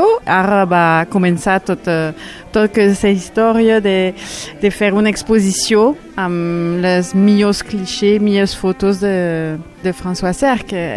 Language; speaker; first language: Catalan; non-native, local second language; French